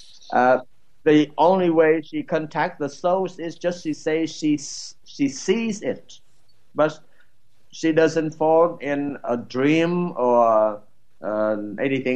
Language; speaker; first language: English; non-native, fluent; Vietnamese